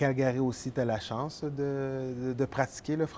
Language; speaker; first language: French; native; French